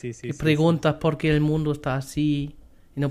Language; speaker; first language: Spanish; non-native, fluent; German